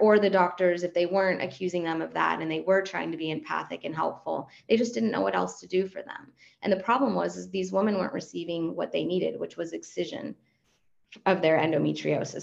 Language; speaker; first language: English; non-native, fluent; Spanish